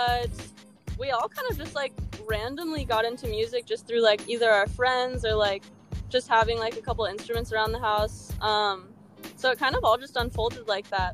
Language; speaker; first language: English; native; English